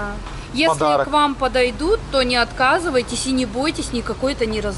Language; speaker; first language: Russian; native; Russian